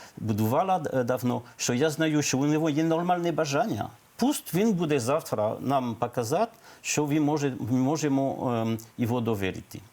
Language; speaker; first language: Ukrainian; non-native, learner; French